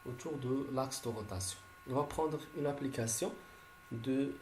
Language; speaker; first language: French; non-native, local second language; Arabic